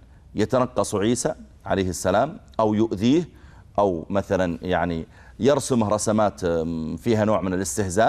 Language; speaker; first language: Arabic; native; Arabic